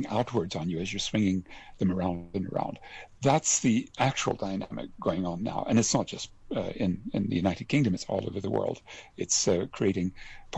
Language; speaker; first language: English; native; English